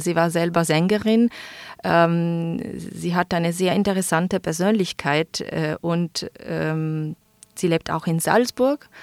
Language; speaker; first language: German; non-native, fluent; Italian